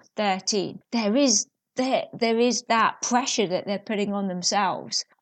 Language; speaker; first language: English; native; English